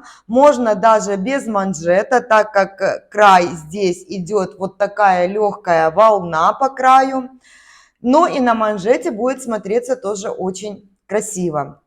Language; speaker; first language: Russian; native; Russian